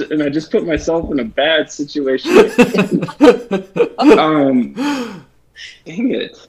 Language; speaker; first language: English; native; English